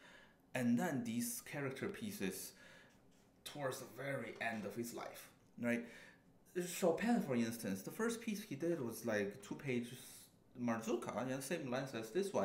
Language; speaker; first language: English; non-native, fluent; Chinese